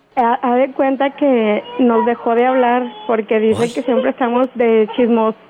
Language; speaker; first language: Spanish; native; Spanish